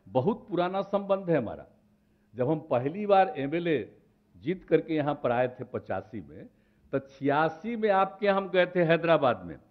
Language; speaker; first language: Hindi; native; Hindi